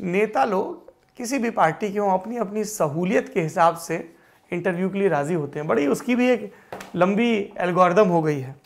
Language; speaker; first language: Hindi; native; Hindi